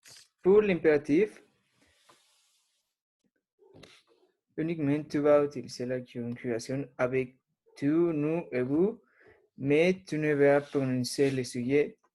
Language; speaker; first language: French; non-native, learner; Spanish